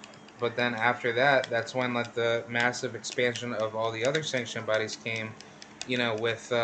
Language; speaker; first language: English; native; English